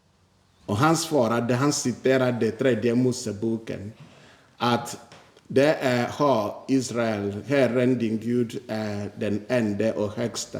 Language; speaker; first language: Swedish; non-native, fluent; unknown